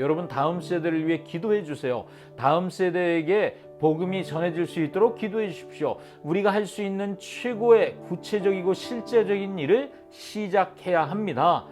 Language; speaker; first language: Korean; native; Korean